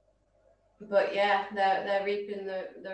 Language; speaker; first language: English; native; English